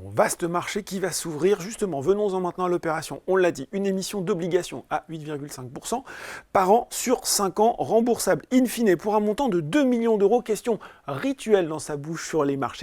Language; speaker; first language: French; native; French